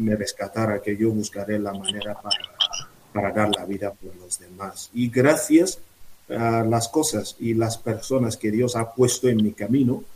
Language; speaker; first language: Spanish; non-native, fluent; Igbo